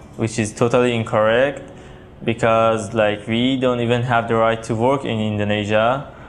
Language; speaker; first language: English; non-native, fluent; Persian